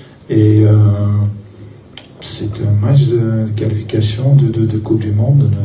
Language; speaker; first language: French; non-native, local second language; Dutch